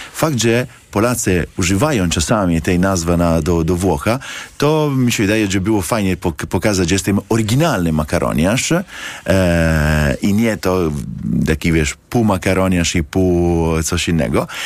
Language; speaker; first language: Polish; non-native, learner; Italian